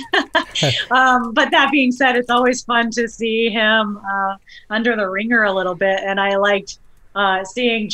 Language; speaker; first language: English; native; English